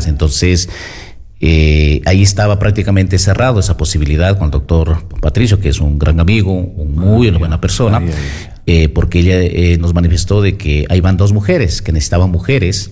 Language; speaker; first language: Spanish; native; Spanish